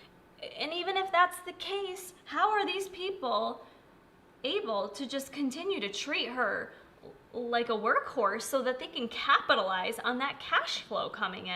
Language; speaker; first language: English; native; English